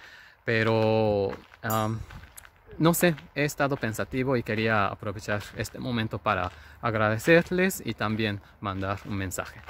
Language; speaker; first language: Spanish; non-native, fluent; Japanese